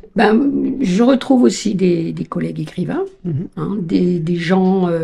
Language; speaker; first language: French; native; French